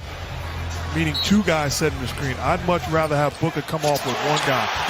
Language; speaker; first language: English; native; English